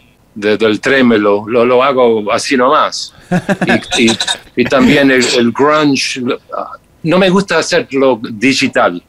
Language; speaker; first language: Spanish; non-native, fluent; English